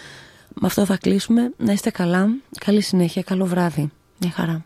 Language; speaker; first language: Greek; native; Greek